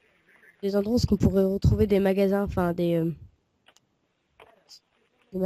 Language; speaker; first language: French; native; French